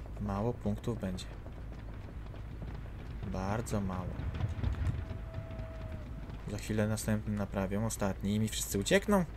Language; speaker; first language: Polish; native; Polish